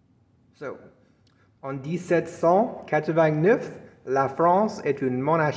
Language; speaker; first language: French; non-native, fluent; English